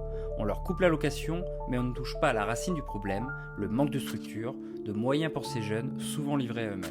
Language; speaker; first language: French; native; French